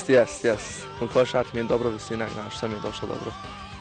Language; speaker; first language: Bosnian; early bilingual, heritage; Bosnian